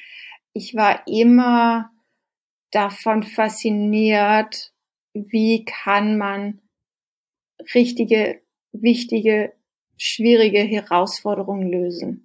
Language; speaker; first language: German; non-native, fluent; Danish